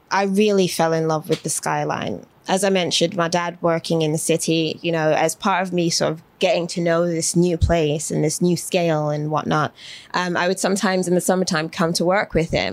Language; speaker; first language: English; native; English